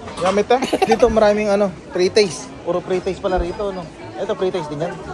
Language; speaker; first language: Filipino; native; Filipino